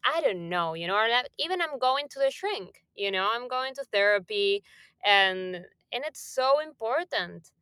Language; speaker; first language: English; non-native, fluent; Spanish